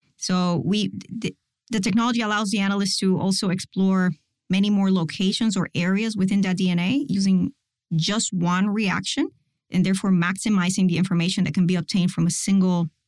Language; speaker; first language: English; non-native, fluent; Spanish